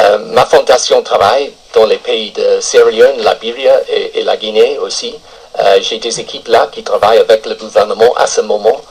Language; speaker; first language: French; non-native, fluent; English